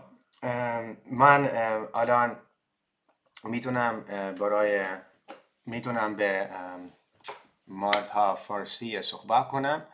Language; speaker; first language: Persian; non-native, learner; Dutch